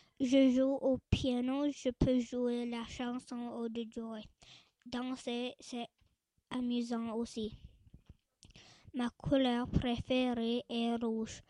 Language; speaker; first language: French; non-native, local second language; English